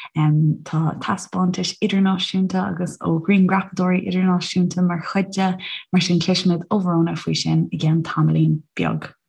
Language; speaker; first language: Irish; non-native, local second language; English